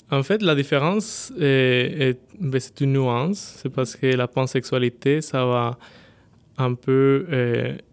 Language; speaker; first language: French; non-native, fluent; Spanish